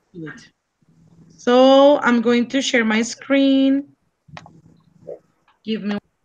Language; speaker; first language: English; non-native, fluent; Spanish